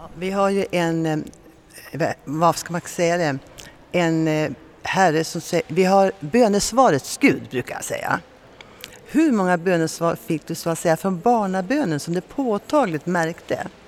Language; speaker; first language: Swedish; native; Swedish